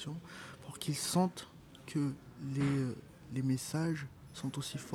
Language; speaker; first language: French; non-native, local second language; Malagasy